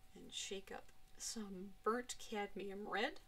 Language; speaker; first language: English; native; English